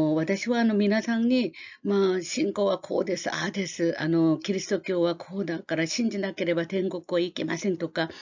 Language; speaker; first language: Japanese; non-native, fluent; Korean